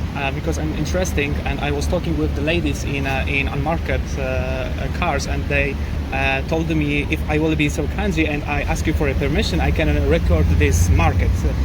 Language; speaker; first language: English; non-native, learner; Polish